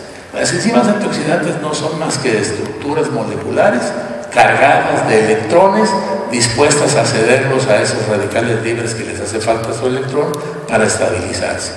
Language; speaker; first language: Spanish; native; Spanish